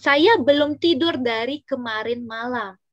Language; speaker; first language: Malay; non-native, fluent; Indonesian